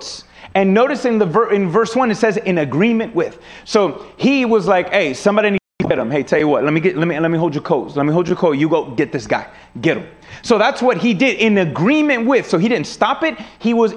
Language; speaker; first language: English; native; English